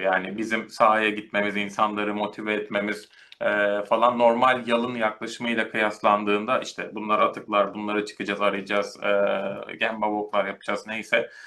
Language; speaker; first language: Turkish; native; Turkish